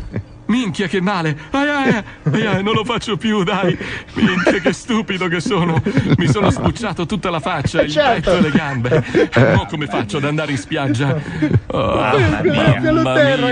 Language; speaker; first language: Italian; native; Italian